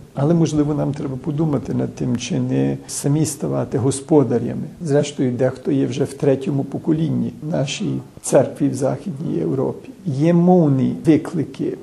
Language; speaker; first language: Ukrainian; early bilingual, heritage; Ukrainian